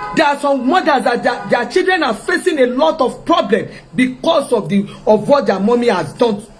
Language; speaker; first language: English; non-native, local second language; Yoruba